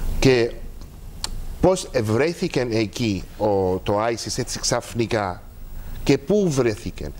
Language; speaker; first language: Greek; non-native, fluent; Arabic